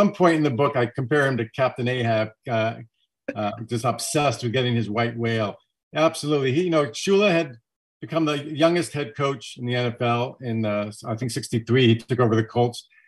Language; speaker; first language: English; native; English